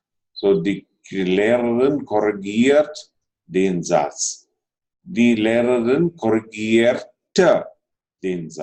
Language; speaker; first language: German; non-native, fluent; Telugu